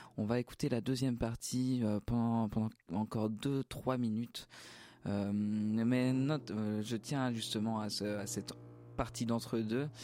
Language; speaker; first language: French; native; French